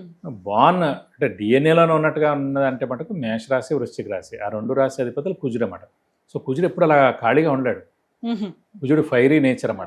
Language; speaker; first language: Telugu; native; Telugu